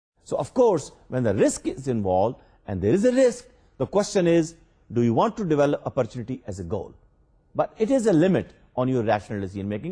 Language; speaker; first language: English; non-native, local second language; Urdu